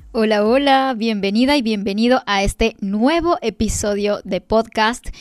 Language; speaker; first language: Spanish; native; Spanish